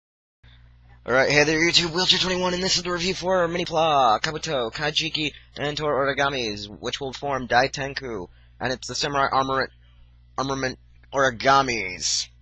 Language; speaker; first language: English; native; English